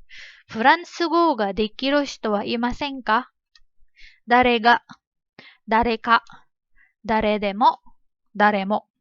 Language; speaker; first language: Japanese; non-native, fluent; Filipino